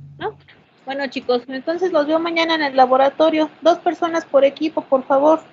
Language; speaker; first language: Spanish; native; Spanish